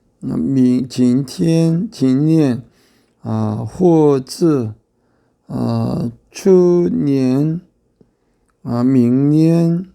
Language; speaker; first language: Chinese; non-native, learner; Korean